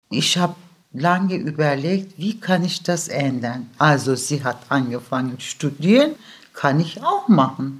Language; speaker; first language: German; early bilingual, other home language; Turkish